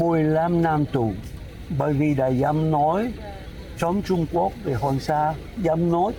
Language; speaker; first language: Vietnamese; non-native, fluent; French